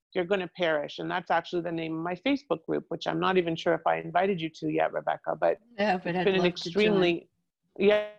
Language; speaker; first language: English; native; English